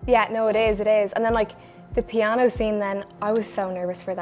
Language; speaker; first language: English; native; English